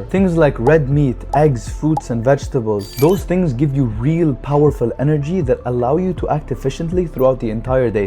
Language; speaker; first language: English; non-native, fluent; Arabic